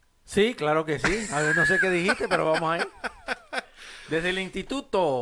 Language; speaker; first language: Spanish; native; Spanish